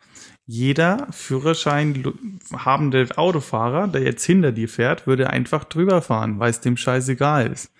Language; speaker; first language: German; native; German